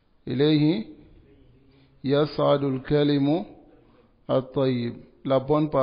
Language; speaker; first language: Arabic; non-native, fluent; Dyula